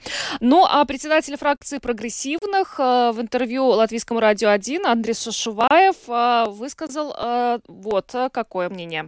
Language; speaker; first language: Russian; native; Russian